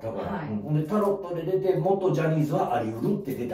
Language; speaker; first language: Japanese; native; Japanese